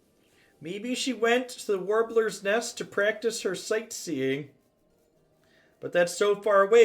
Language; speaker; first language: English; native; English